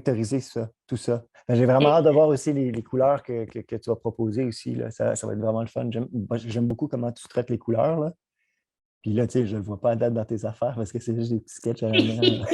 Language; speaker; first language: French; native; French